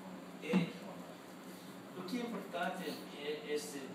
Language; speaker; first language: Portuguese; non-native, learner; Spanish